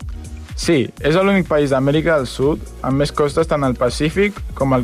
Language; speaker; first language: Catalan; non-native, learner; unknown